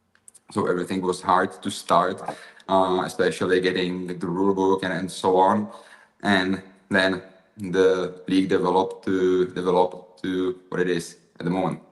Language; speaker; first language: English; non-native, fluent; Czech